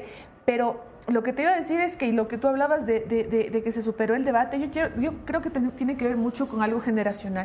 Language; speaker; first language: Spanish; native; Spanish